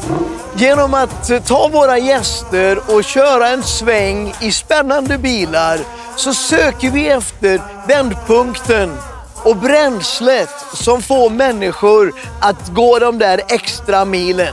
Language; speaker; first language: Swedish; native; Swedish